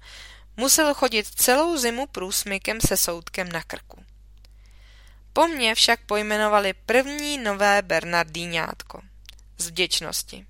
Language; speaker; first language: Czech; native; Czech